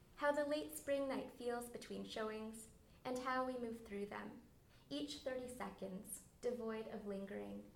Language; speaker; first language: English; early bilingual, other home language; Bangla